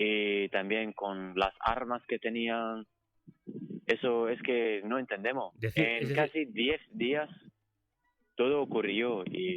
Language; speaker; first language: Spanish; non-native, fluent; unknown